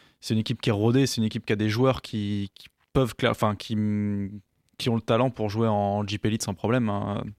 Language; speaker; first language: French; native; French